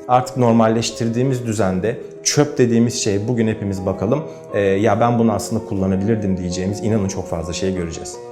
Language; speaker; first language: Turkish; native; Turkish